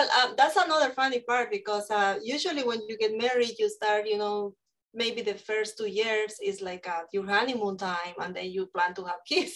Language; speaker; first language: English; non-native, fluent; Spanish